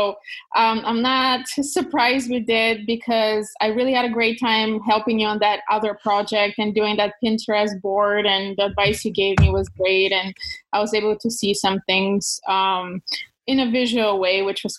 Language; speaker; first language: English; non-native, fluent; Bulgarian